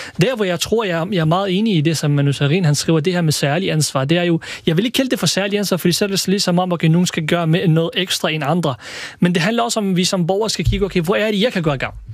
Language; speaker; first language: Danish; early bilingual, other home language; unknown